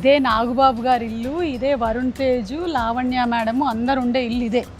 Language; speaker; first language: Telugu; native; Telugu